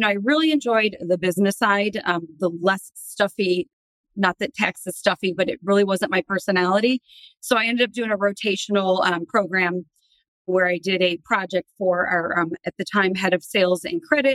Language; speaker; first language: English; native; English